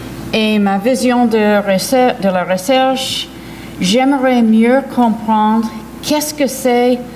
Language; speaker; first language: French; early bilingual, heritage; English